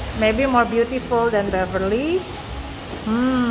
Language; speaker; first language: English; non-native, fluent; Indonesian